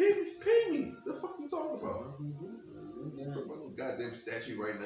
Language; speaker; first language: English; native; English